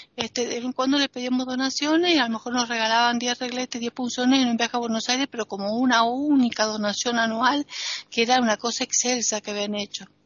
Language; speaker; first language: Spanish; native; Spanish